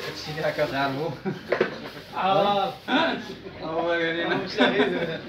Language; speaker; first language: Arabic; native; Arabic